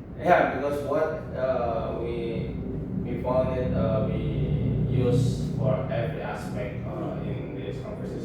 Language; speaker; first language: English; non-native, learner; Indonesian